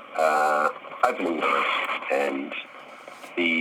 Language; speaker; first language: English; native; English